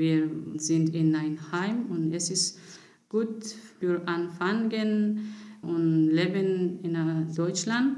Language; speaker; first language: German; non-native, learner; Persian